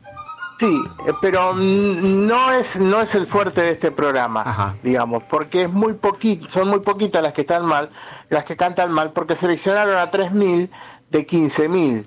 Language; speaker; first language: Spanish; native; Spanish